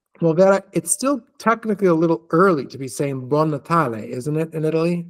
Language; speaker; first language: English; native; English